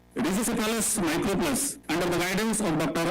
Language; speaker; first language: English; non-native, local second language; Marathi